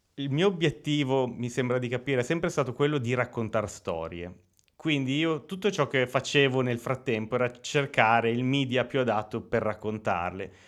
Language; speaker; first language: Italian; native; Italian